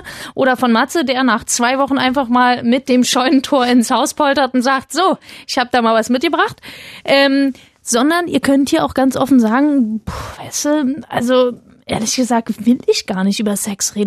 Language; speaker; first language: German; native; German